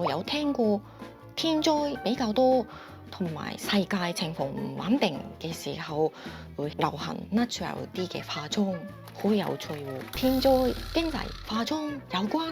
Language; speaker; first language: Cantonese; non-native, fluent; Japanese